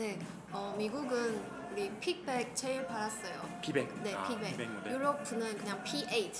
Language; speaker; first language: Korean; non-native, learner; Chinese